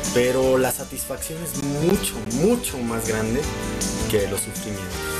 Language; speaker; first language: Spanish; native; Spanish